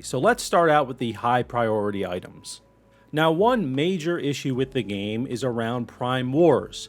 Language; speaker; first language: English; native; English